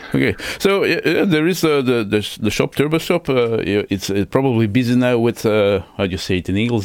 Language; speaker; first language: English; non-native, fluent; Dutch